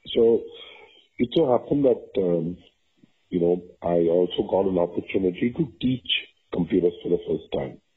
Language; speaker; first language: English; non-native, local second language; Tamil